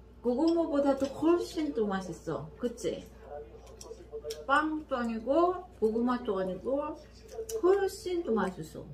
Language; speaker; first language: Korean; non-native, learner; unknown